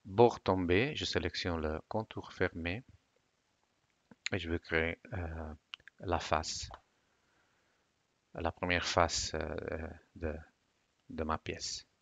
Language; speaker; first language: French; non-native, fluent; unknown